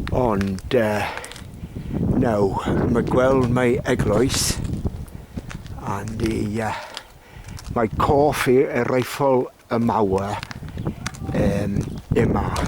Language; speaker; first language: Welsh; non-native, learner; English